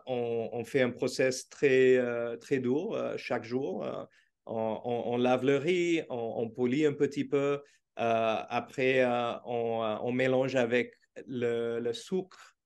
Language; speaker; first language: French; non-native, fluent; Portuguese